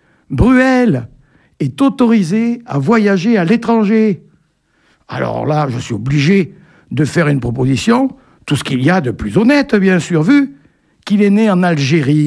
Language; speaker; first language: French; native; French